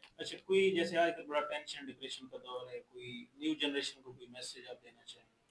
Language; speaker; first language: Urdu; non-native, local second language; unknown